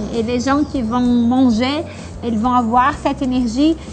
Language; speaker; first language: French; non-native, fluent; Portuguese